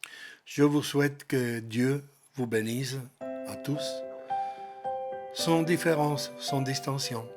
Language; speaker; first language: French; non-native, learner; Spanish